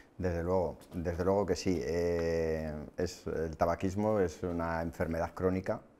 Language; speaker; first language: Spanish; native; Spanish